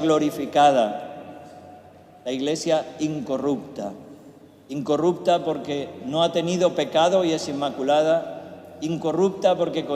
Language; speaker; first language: Spanish; native; Spanish